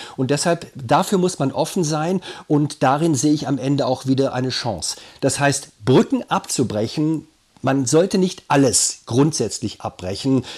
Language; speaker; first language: German; native; German